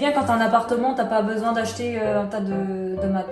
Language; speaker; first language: French; native; French